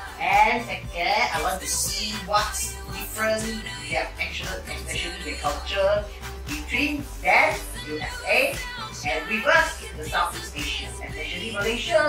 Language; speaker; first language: English; non-native, local second language; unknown